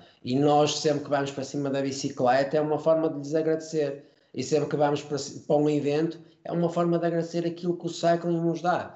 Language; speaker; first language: Portuguese; native; Portuguese